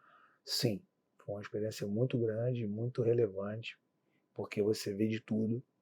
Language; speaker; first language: Portuguese; native; Portuguese